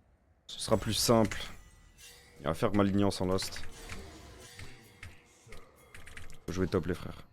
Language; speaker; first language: French; native; French